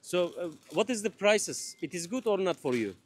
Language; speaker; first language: English; non-native, learner; Turkish